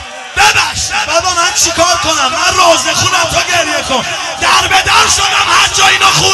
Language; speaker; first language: Persian; native; Persian